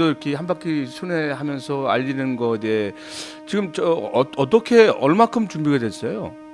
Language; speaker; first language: Korean; native; Korean